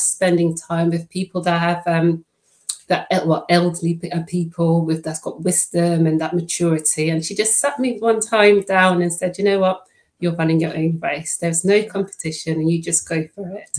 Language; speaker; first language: English; non-native, fluent; Dutch